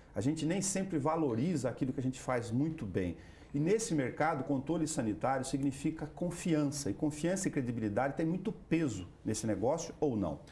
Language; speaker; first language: Portuguese; native; Portuguese